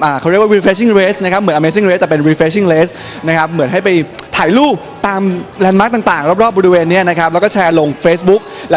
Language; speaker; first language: Thai; native; Thai